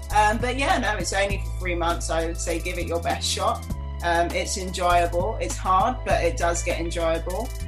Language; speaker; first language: English; native; English